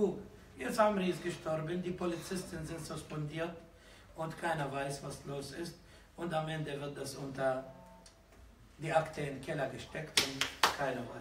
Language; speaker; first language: German; non-native, fluent; Arabic